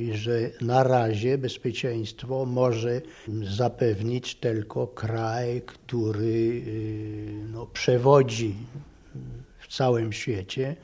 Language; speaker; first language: Polish; non-native, fluent; French